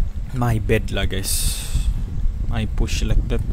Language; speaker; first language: English; non-native, local second language; Malay